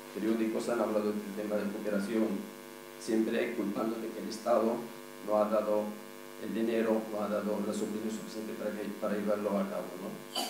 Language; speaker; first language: Spanish; non-native, fluent; Arabic